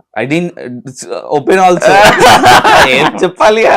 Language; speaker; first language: Telugu; non-native, local second language; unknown